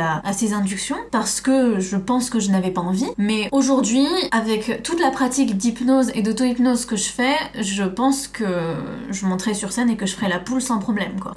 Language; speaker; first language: French; native; French